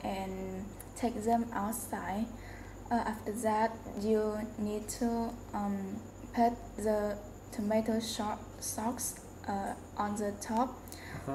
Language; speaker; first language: English; non-native, learner; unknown